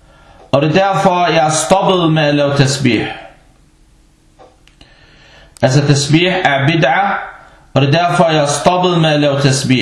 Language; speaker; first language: Danish; non-native, fluent; Arabic